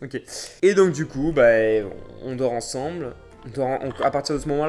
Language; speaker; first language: French; native; French